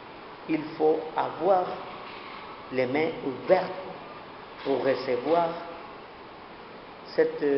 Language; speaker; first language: French; non-native, learner; Spanish